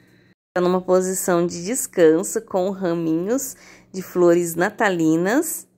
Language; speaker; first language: Portuguese; native; Portuguese